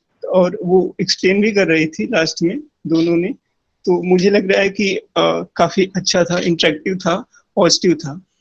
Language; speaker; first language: Hindi; native; Hindi